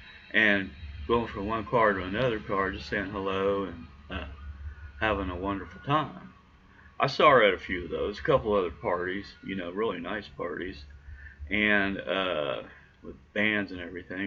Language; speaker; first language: English; native; English